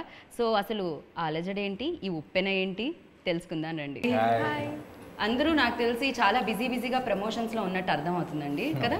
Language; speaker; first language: Telugu; native; Telugu